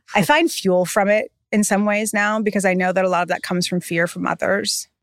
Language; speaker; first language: English; native; English